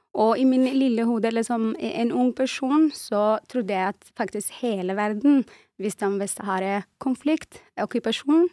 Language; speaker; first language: Norwegian; non-native, fluent; Arabic